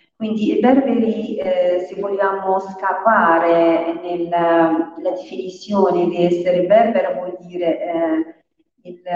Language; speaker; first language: Italian; non-native, fluent; Arabic